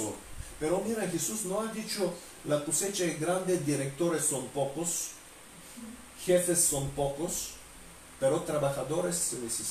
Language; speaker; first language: Spanish; non-native, fluent; Bulgarian